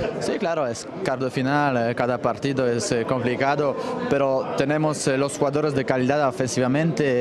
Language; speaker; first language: Spanish; non-native, fluent; Polish